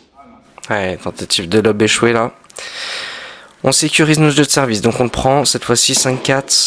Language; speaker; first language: French; native; French